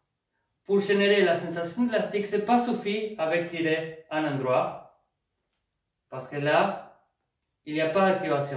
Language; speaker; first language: French; non-native, fluent; Spanish